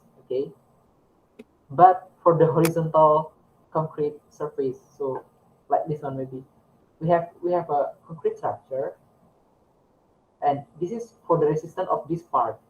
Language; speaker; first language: English; non-native, learner; Indonesian